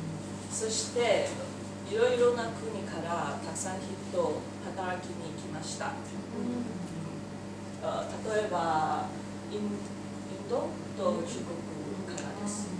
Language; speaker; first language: Japanese; non-native, learner; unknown